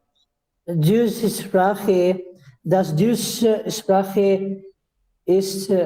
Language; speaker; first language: German; non-native, learner; Urdu